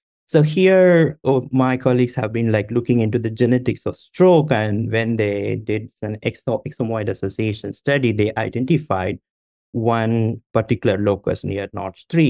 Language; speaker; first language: English; non-native, local second language; Tamil